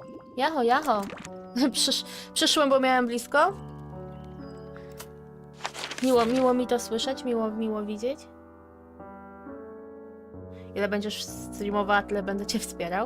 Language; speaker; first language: Polish; native; Polish